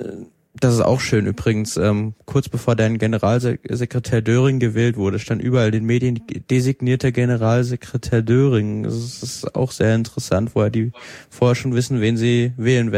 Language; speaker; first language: German; native; German